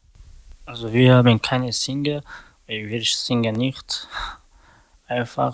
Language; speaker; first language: German; non-native, learner; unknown